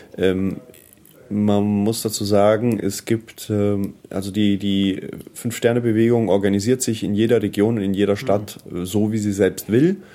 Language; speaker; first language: German; early bilingual, heritage; German